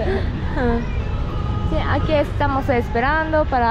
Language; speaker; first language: Spanish; non-native, learner; Japanese